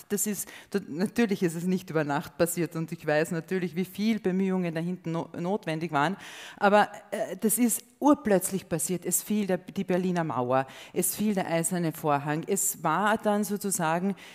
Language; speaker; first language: German; non-native, local second language; Slovenian